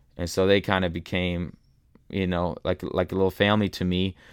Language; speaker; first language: English; early bilingual, other home language; German